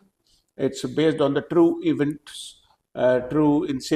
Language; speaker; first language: English; non-native, local second language; Hindi